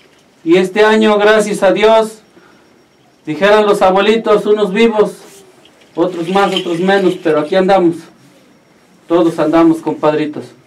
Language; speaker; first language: Spanish; native; Spanish